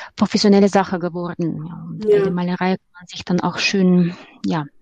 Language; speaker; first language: German; non-native, fluent; Ukrainian